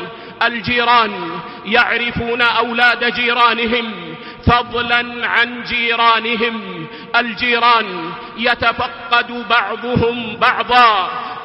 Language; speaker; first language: Arabic; native; Arabic